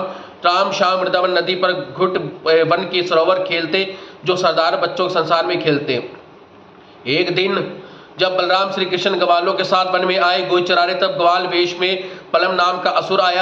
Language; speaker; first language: Hindi; native; Hindi